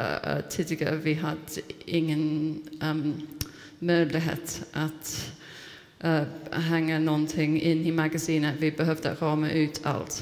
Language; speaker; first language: Swedish; non-native, fluent; English